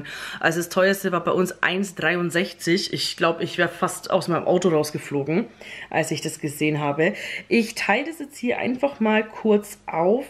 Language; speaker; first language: German; native; German